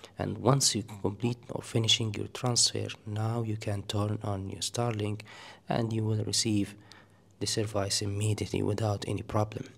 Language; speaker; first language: English; non-native, fluent; Arabic